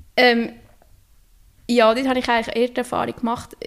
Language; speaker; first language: German; native; German